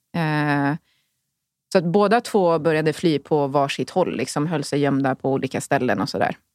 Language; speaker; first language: Swedish; early bilingual, other home language; Spanish